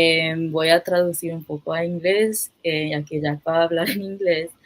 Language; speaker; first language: Spanish; non-native, fluent; English